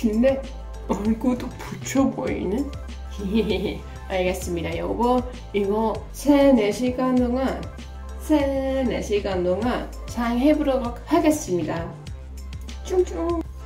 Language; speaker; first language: Korean; non-native, fluent; Dutch